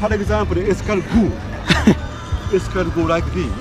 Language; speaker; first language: English; non-native, learner; Japanese